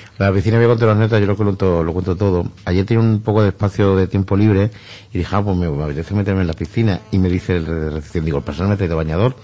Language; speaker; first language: Spanish; native; Spanish